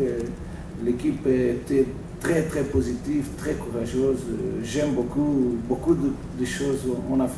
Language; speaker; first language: French; non-native, learner; Portuguese